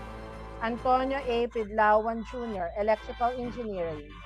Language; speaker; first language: English; non-native, local second language; Filipino